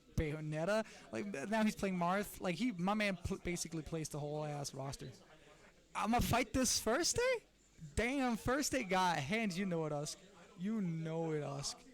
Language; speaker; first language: English; non-native, fluent; Danish